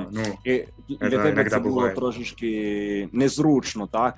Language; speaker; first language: Ukrainian; non-native, fluent; Italian